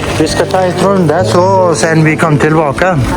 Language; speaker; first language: Swedish; non-native, learner; Urdu